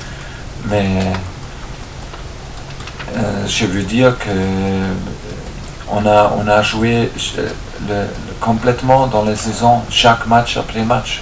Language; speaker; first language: French; non-native, fluent; German